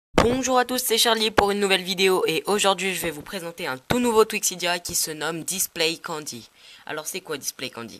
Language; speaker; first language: French; native; French